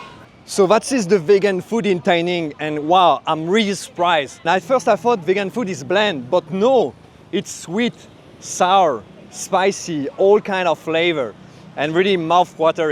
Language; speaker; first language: English; non-native, fluent; French